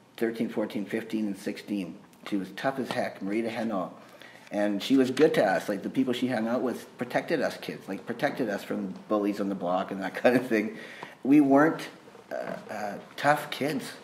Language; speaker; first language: English; native; English